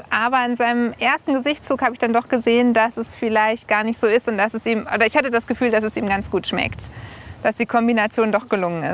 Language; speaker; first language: German; native; German